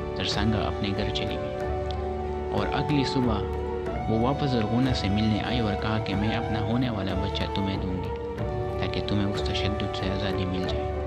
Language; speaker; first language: Urdu; non-native, local second language; Pashto